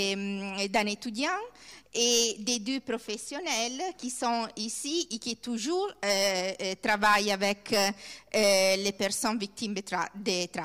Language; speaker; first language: French; non-native, learner; Italian